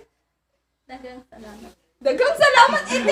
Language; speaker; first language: Cebuano; non-native, learner; Filipino